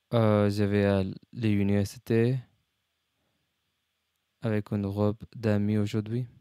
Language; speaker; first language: French; non-native, learner; English